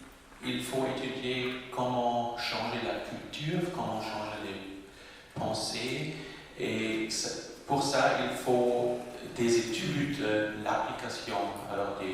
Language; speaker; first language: French; non-native, local second language; German